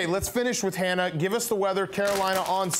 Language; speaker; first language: English; native; English